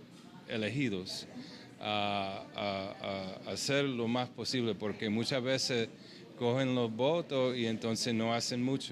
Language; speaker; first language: Spanish; early bilingual, heritage; English